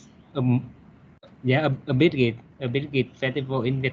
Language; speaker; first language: English; non-native, learner; Vietnamese